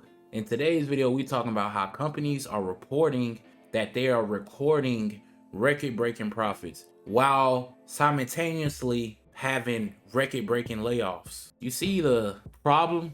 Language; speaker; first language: English; native; English